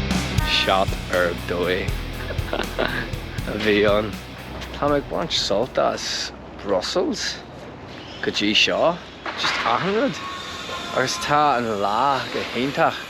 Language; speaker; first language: Irish; non-native, local second language; English